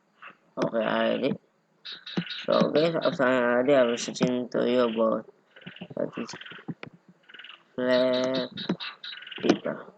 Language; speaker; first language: English; non-native, learner; Indonesian